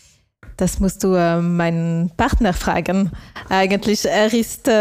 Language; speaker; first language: German; non-native, local second language; French